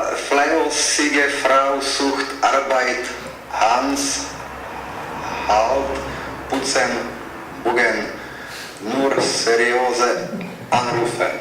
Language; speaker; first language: German; non-native, learner; Slovak